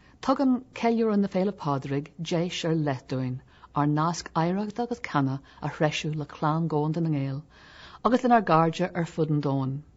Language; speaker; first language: Irish; non-native, local second language; English